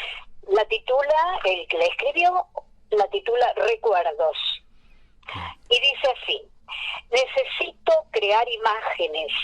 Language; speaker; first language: Spanish; native; Spanish